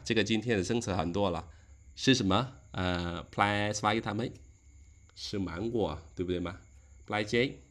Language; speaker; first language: Chinese; non-native, learner; Khmer